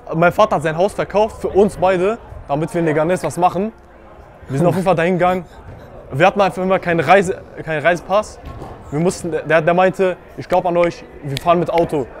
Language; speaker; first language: German; early bilingual, other home language; Kurdish